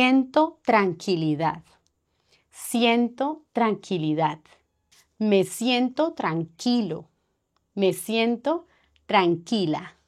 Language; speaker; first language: Spanish; non-native, fluent; French